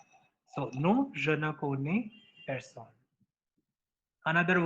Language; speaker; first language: French; non-native, fluent; Hindi